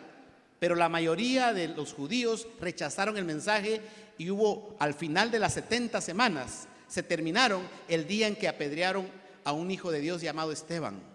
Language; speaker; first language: Spanish; native; Spanish